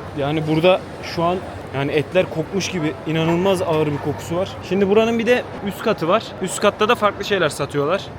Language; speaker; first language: Turkish; native; Turkish